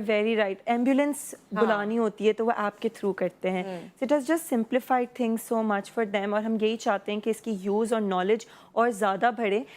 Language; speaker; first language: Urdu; non-native, local second language; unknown